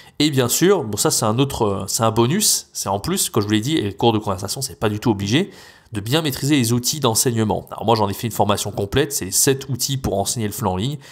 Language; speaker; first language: French; native; French